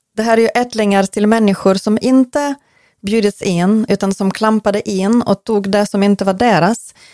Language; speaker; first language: Swedish; non-native, fluent; Ukrainian